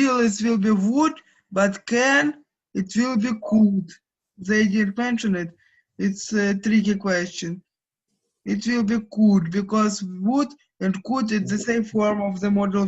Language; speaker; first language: English; non-native, fluent; Ukrainian